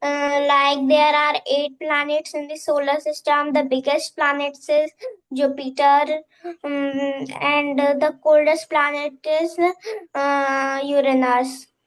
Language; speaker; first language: English; non-native, fluent; Hindi